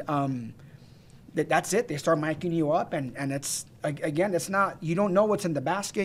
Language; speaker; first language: English; native; English